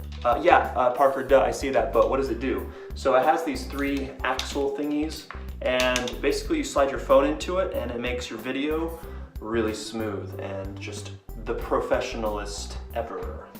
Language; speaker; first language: English; native; English